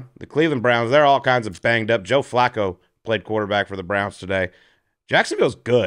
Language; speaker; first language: English; native; English